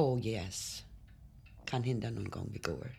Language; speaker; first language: Swedish; early bilingual, heritage; Swedish